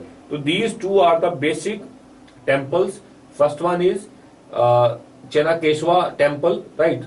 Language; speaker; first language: English; non-native, local second language; Hindi